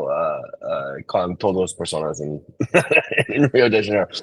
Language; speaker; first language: Spanish; non-native, learner; English